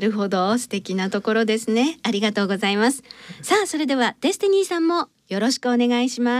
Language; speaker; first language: Japanese; native; Japanese